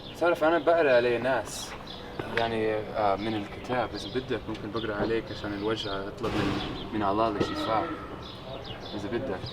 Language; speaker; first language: Arabic; non-native, learner; English